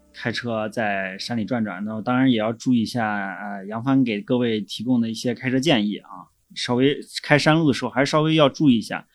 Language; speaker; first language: Chinese; native; Chinese